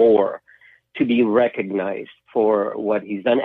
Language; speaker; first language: English; non-native, local second language; Filipino